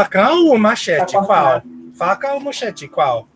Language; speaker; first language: Portuguese; non-native, learner; English